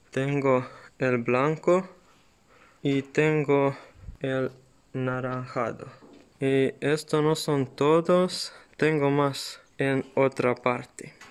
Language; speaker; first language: Spanish; non-native, learner; Serbian